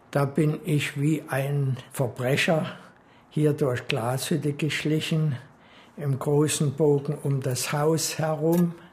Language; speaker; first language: German; native; German